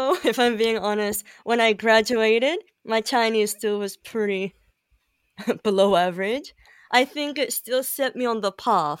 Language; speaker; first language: English; native; English